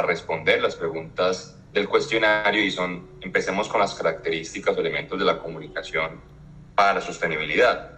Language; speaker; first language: Spanish; native; Spanish